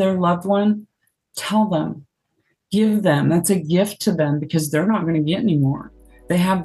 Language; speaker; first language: English; native; English